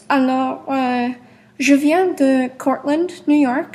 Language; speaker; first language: French; non-native, learner; English